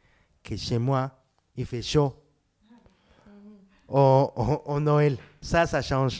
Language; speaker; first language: French; non-native, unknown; Spanish